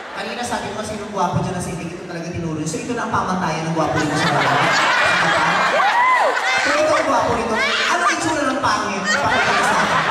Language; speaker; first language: Filipino; native; Filipino